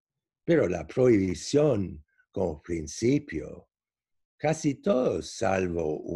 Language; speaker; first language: Spanish; non-native, fluent; English